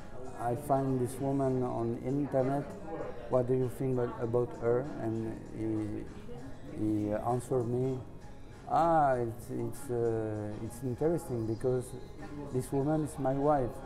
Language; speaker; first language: English; non-native, learner; French